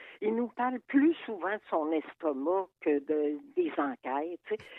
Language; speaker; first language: French; native; French